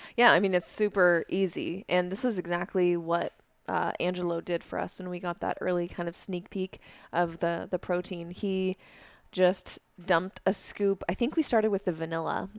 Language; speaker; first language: English; native; English